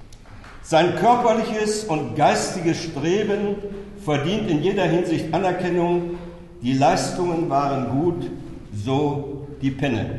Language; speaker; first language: German; native; German